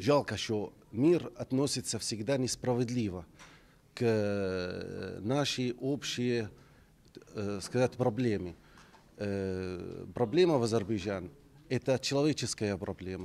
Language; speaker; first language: Russian; non-native, fluent; Arabic